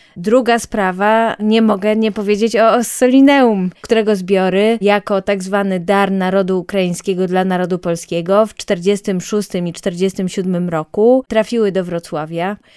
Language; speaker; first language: Polish; native; Polish